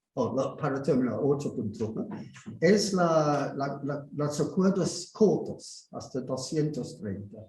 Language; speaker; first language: Spanish; non-native, fluent; English